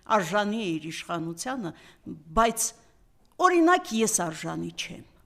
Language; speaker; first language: Armenian; native; Armenian